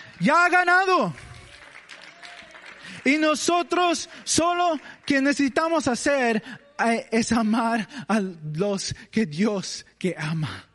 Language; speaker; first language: Spanish; early bilingual, heritage; English